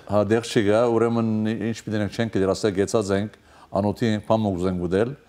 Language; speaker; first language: Armenian; early bilingual, heritage; Armenian